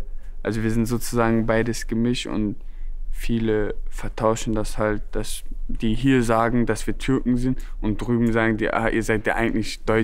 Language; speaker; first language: German; early bilingual, other home language; Turkish